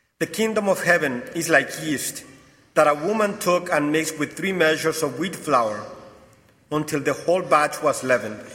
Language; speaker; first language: English; non-native, fluent; Spanish